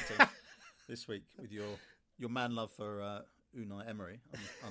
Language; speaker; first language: English; native; English